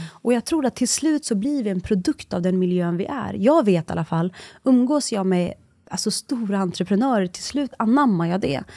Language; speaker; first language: Swedish; early bilingual, other home language; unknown